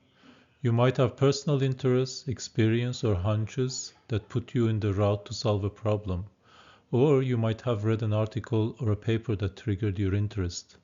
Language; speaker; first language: English; non-native, fluent; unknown